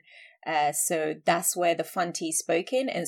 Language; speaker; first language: English; non-native, local second language; Akan